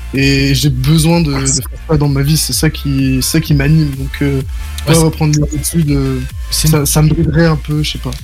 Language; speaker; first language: French; native; French